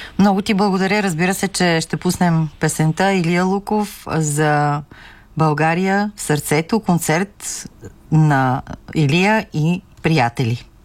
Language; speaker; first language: Bulgarian; native; Bulgarian